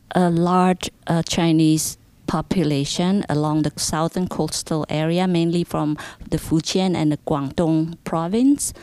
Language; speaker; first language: English; non-native, fluent; Indonesian